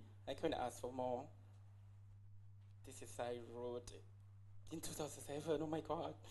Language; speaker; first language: English; non-native, local second language; Malay